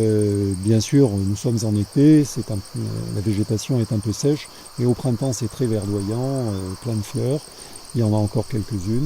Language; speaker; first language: French; native; French